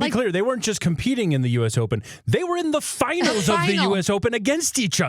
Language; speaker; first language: English; native; English